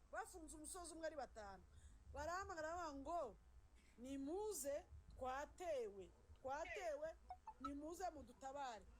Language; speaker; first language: Kinyarwanda; native; Kinyarwanda